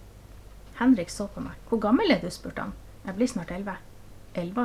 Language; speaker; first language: Norwegian; native; Norwegian